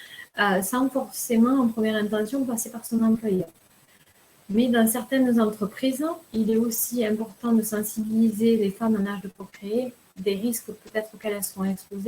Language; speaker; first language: French; native; French